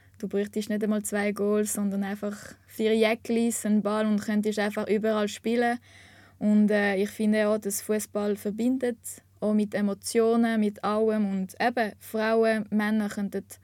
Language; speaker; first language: German; non-native, local second language; French